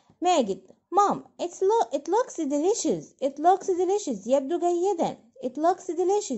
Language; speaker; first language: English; non-native, fluent; Arabic